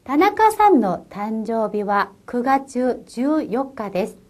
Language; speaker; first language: Japanese; non-native, fluent; Korean